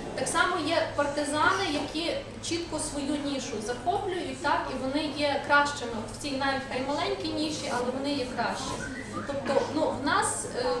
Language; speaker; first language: Ukrainian; native; Ukrainian